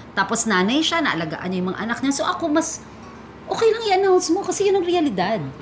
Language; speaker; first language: Filipino; native; Filipino